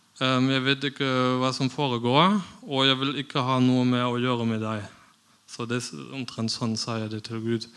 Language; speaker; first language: Norwegian; non-native, fluent; German